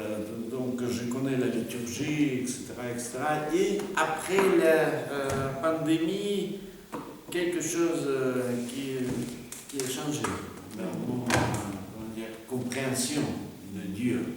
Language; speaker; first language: French; non-native, learner; Russian